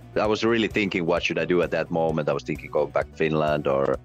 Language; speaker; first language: English; non-native, fluent; Finnish